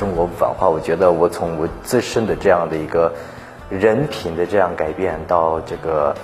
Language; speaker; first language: Chinese; non-native, fluent; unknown